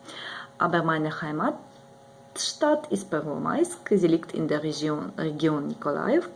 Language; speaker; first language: German; non-native, learner; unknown